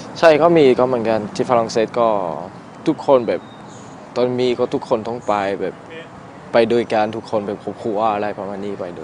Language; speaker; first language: Thai; non-native, learner; French